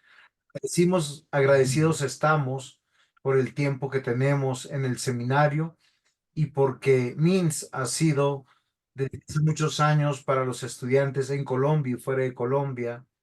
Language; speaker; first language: Spanish; native; Spanish